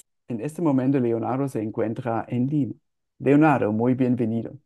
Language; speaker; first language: Spanish; non-native, fluent; German